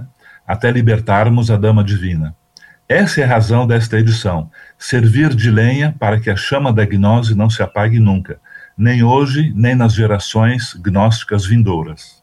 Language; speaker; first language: Portuguese; native; Portuguese